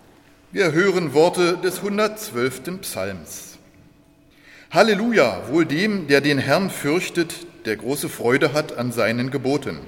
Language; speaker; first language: German; native; German